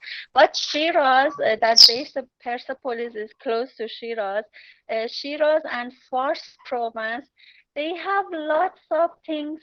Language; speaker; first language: English; non-native, learner; Persian